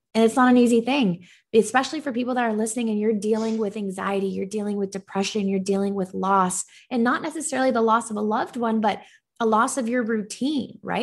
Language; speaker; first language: English; native; English